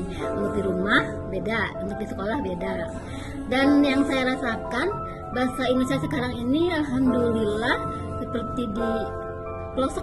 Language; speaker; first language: Indonesian; non-native, local second language; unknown